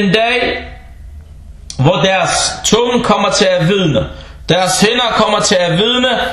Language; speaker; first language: Danish; early bilingual, other home language; Arabic